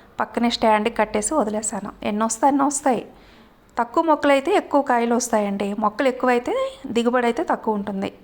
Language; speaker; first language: Telugu; native; Telugu